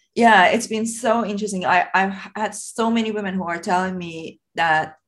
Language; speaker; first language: English; non-native, fluent; Persian